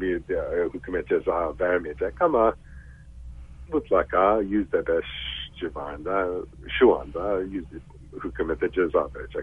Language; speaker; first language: Turkish; non-native, fluent; English